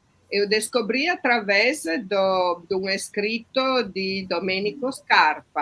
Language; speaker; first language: Portuguese; non-native, fluent; Italian